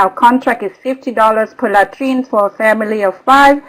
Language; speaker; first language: English; non-native, fluent; Vietnamese